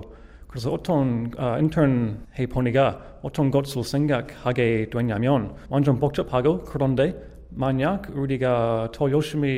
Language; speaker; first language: Korean; non-native, fluent; English